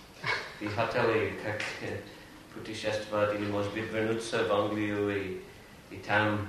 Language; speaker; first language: Russian; non-native, fluent; English